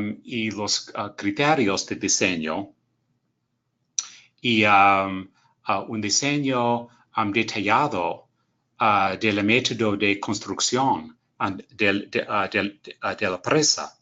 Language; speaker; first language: Spanish; non-native, learner; English